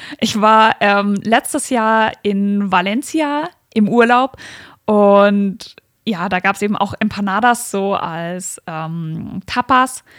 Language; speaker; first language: German; native; German